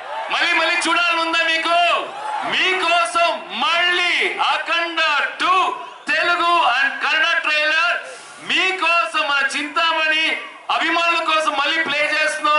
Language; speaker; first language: Telugu; native; Telugu